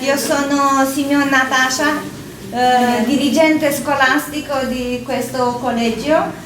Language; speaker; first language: Italian; non-native, fluent; Romanian